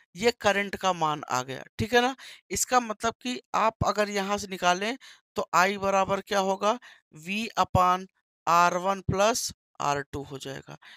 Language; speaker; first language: Hindi; native; Hindi